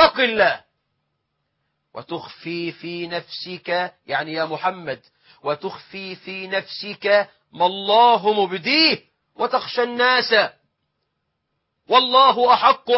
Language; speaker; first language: Arabic; native; Arabic